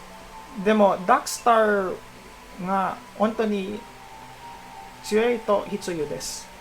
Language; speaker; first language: Japanese; non-native, learner; Filipino